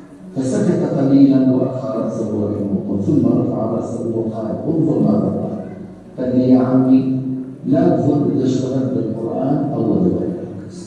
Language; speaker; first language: Arabic; native; Arabic